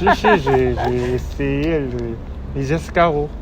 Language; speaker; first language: French; non-native, fluent; Korean